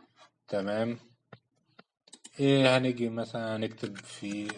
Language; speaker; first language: Arabic; native; Arabic